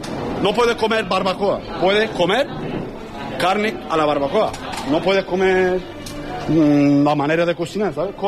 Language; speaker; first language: Spanish; non-native, learner; Turkish